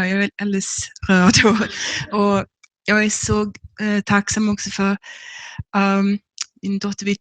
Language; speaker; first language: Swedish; non-native, fluent; English